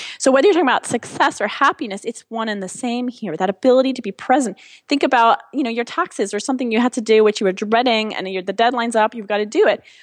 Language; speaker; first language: English; non-native, fluent; French